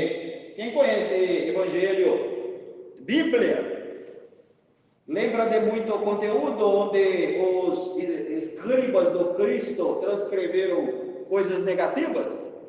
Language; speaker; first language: Portuguese; non-native, fluent; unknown